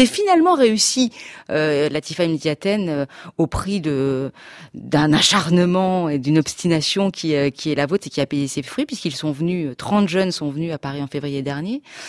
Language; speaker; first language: French; native; French